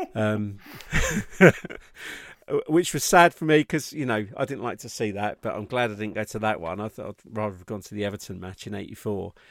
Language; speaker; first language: English; native; English